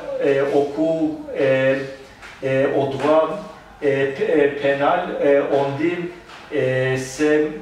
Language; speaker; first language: French; non-native, learner; Turkish